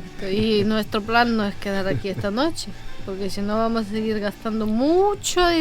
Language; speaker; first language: Spanish; non-native, fluent; Russian